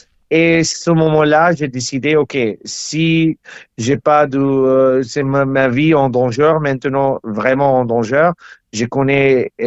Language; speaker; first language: French; non-native, learner; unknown